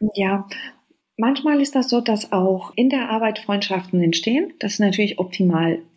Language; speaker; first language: German; non-native, fluent; Spanish